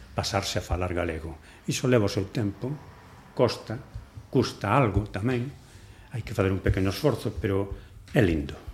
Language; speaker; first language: Galician; non-native, local second language; Spanish